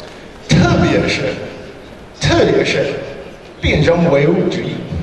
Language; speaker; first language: Chinese; non-native, learner; English